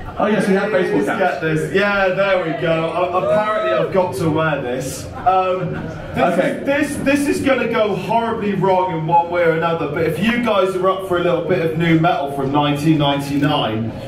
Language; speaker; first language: English; native; English